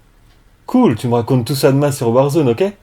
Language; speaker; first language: French; native; French